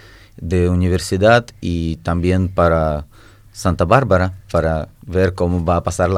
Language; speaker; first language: Spanish; non-native, fluent; Russian